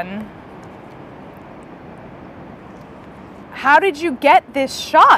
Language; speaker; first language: English; native; English